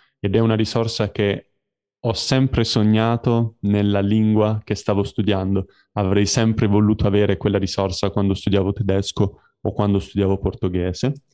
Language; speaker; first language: Italian; native; Italian